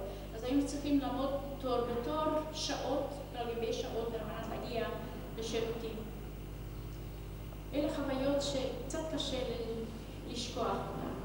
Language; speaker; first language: Hebrew; non-native, fluent; Hungarian